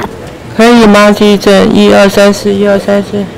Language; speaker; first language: Chinese; native; Chinese